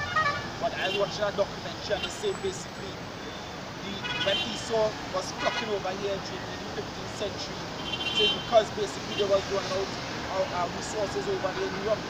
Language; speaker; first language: English; native; English